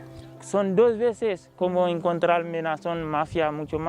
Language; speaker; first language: Spanish; non-native, learner; Haitian Creole